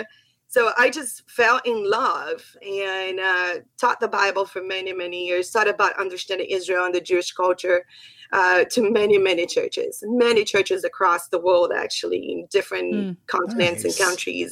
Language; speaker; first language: English; non-native, fluent; Portuguese